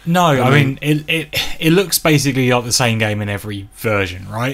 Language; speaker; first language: English; native; English